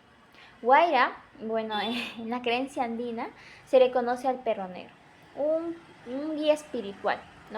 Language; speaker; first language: Spanish; native; Spanish